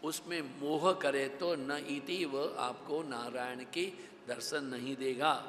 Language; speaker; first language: Hindi; non-native, local second language; Gujarati